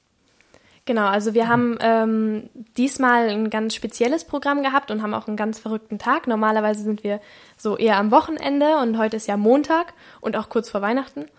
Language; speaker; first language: German; native; German